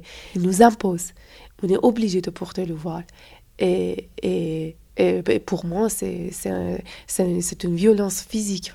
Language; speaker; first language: French; non-native, fluent; Persian